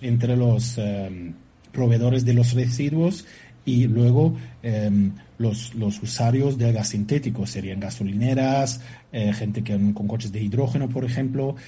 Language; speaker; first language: Spanish; non-native, fluent; German